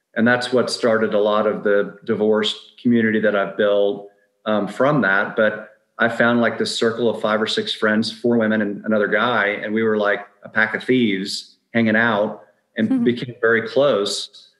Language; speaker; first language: English; native; English